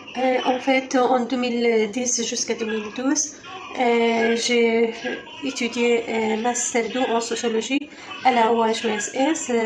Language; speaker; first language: French; non-native, fluent; Kurdish